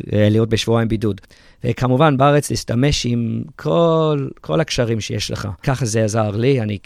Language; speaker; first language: Hebrew; early bilingual, other home language; English